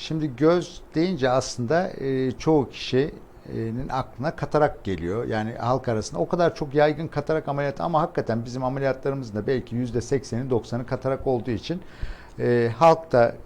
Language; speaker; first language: Turkish; native; Turkish